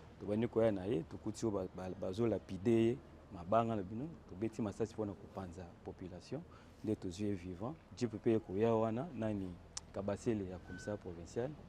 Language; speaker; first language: Lingala; native; Lingala